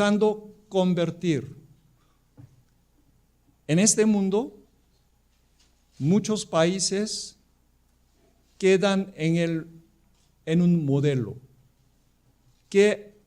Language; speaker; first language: Spanish; non-native, fluent; Korean